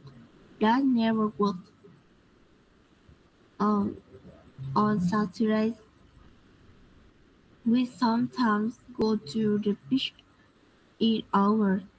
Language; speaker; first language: English; non-native, learner; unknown